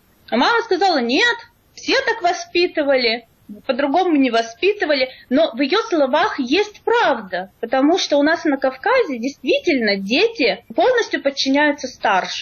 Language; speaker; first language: Russian; native; Russian